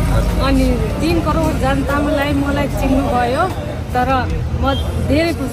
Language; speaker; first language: Nepali; non-native, local second language; Maithili